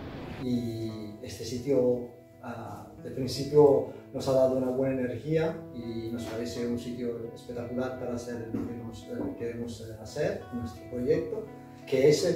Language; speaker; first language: Spanish; non-native, learner; Italian